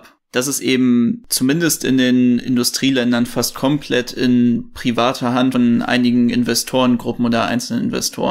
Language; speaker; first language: German; native; German